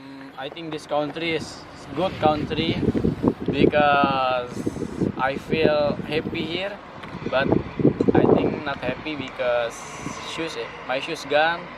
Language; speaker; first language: English; non-native, learner; Indonesian